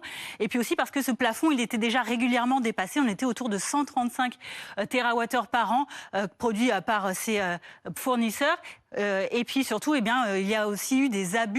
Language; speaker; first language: French; native; French